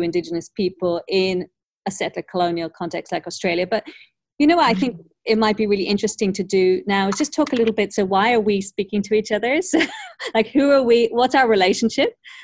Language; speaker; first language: English; native; English